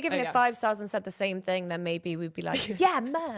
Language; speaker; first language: English; native; English